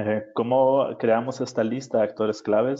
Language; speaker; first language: Spanish; native; Spanish